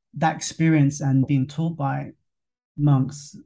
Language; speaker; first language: English; native; English